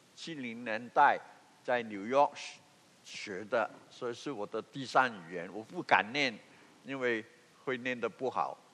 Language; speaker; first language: Chinese; non-native, local second language; Cantonese